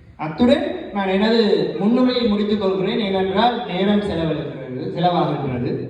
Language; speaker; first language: Tamil; native; Tamil